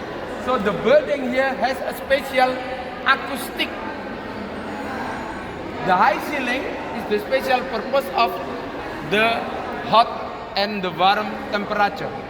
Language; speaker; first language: English; non-native, learner; Indonesian